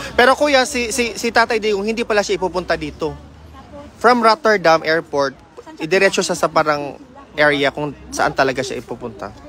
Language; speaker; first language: Filipino; non-native, local second language; Cebuano